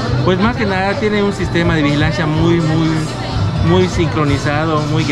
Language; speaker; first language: Spanish; native; Spanish